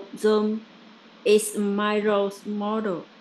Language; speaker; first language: English; non-native, learner; Vietnamese